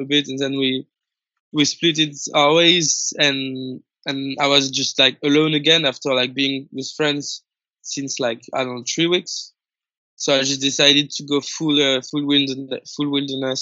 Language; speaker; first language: English; non-native, fluent; French